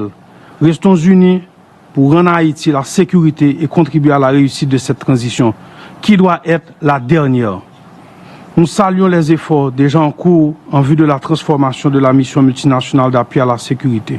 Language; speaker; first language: French; non-native, local second language; Haitian Creole